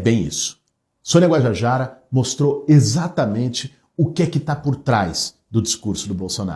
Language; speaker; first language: Portuguese; native; Portuguese